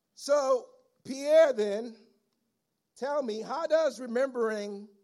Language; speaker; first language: English; early bilingual, other home language; Haitian Creole